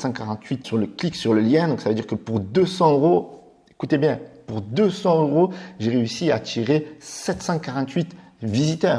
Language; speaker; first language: French; native; French